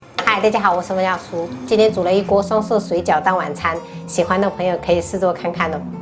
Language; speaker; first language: Chinese; native; Chinese